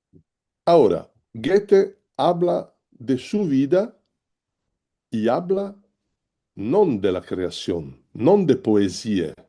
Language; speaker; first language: Spanish; non-native, learner; Italian